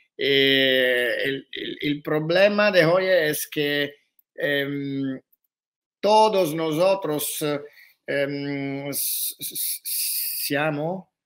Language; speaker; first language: Spanish; non-native, learner; Italian